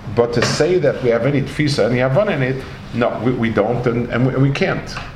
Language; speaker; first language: English; native; English